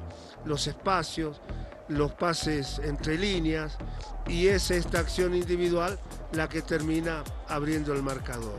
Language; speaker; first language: Spanish; native; Spanish